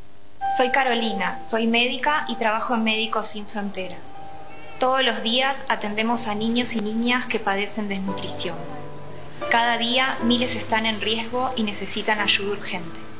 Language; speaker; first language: Spanish; native; Spanish